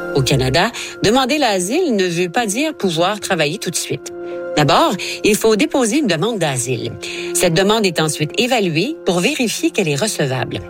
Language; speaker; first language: French; native; French